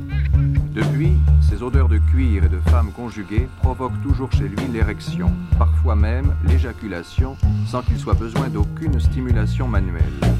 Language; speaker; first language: French; native; French